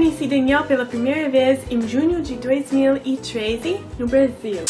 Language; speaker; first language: Portuguese; non-native, fluent; English